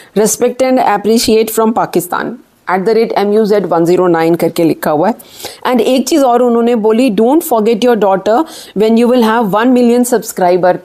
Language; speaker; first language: Hindi; native; Hindi